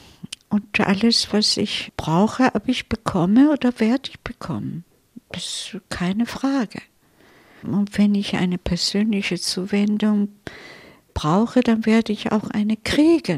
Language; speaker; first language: German; non-native, fluent; Italian